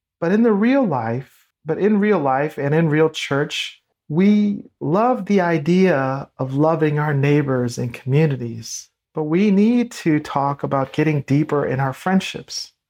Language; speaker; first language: English; native; English